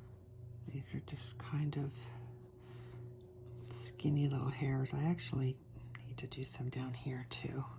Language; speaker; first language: English; native; English